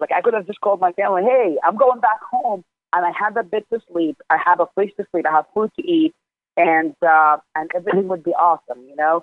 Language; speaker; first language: English; non-native, fluent; Arabic